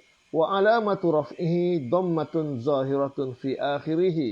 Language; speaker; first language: Arabic; non-native, fluent; Malay